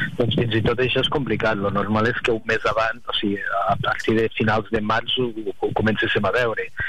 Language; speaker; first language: Catalan; native; Catalan